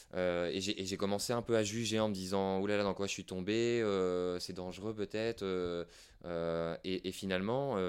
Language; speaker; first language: French; native; French